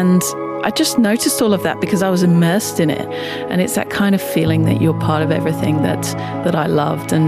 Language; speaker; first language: English; native; English